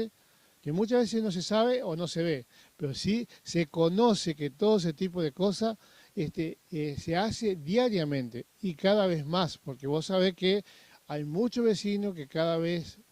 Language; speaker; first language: Spanish; native; Spanish